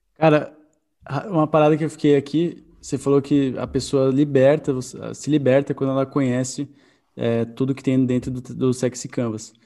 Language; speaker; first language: Portuguese; native; Portuguese